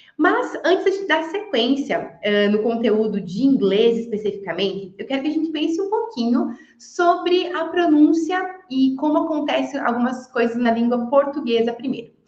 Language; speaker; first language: Portuguese; native; Portuguese